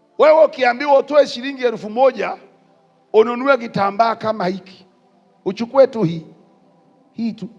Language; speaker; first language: Swahili; non-native, local second language; Kikuyu